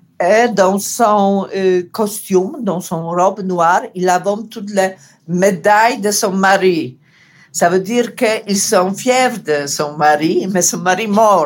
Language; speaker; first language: French; non-native, learner; Polish